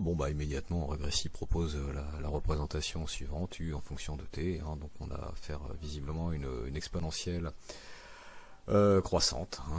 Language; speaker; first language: French; native; French